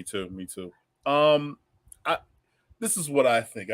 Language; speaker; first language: English; native; English